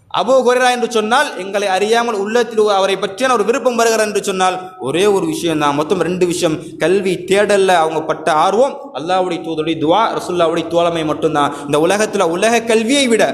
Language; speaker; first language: Tamil; native; Tamil